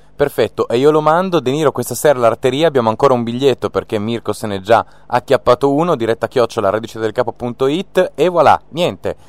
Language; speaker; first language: Italian; native; Italian